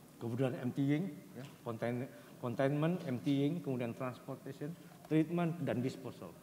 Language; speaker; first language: Indonesian; native; Indonesian